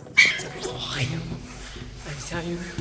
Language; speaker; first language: French; native; French